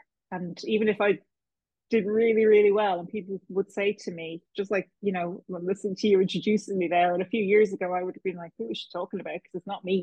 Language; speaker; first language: English; native; English